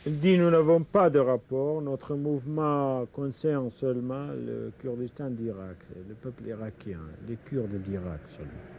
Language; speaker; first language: French; non-native, fluent; Kurdish